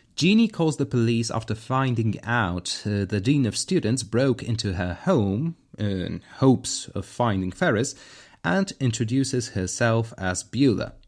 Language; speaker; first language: English; non-native, fluent; Polish